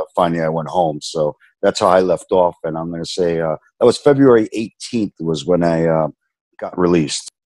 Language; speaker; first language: English; native; English